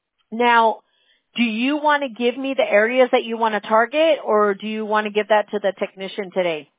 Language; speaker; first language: English; early bilingual, other home language; Spanish